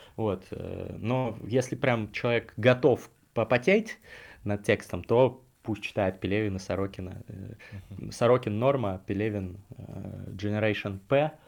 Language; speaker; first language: Russian; native; Russian